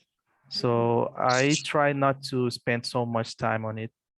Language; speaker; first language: English; non-native, fluent; Portuguese